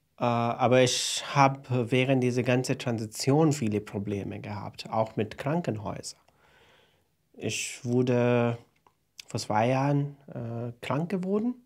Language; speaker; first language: German; non-native, fluent; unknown